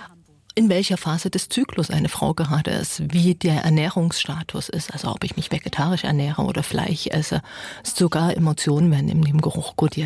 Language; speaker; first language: German; native; German